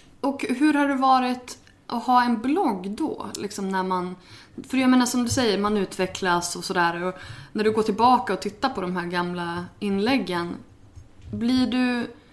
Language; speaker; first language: Swedish; native; Swedish